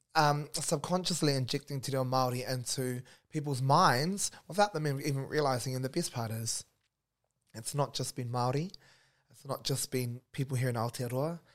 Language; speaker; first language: English; non-native, local second language; Māori